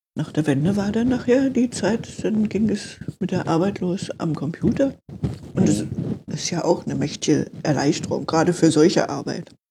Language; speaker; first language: German; native; German